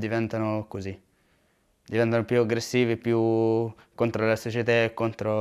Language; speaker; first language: Italian; early bilingual, other home language; Arabic